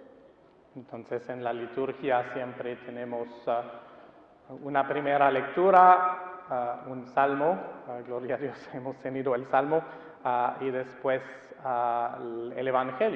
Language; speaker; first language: Spanish; non-native, fluent; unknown